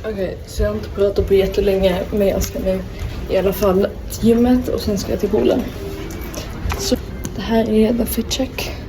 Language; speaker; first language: Swedish; early bilingual, heritage; Swedish